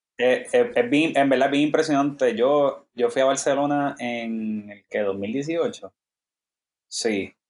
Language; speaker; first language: Spanish; native; Spanish